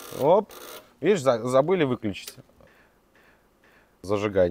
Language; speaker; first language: Russian; native; Russian